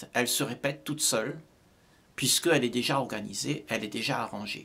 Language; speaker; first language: French; native; French